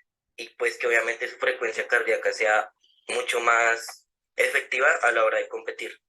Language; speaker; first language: Spanish; native; Spanish